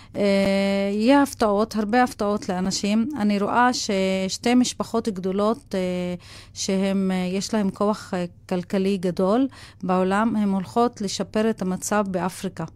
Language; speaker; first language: Hebrew; non-native, local second language; Arabic